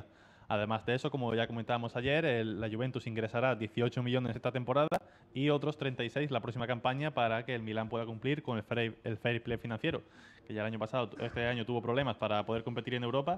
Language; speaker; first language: Spanish; native; Spanish